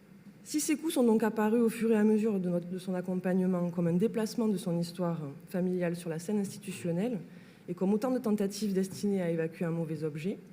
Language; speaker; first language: French; native; French